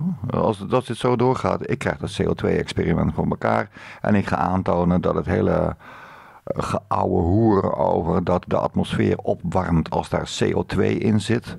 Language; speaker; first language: Dutch; native; Dutch